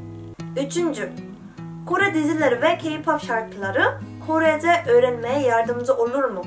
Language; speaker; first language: Turkish; non-native, fluent; Korean